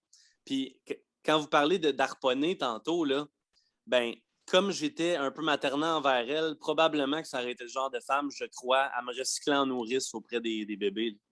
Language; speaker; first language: French; native; French